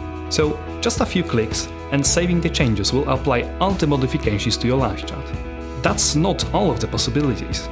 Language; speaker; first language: English; non-native, fluent; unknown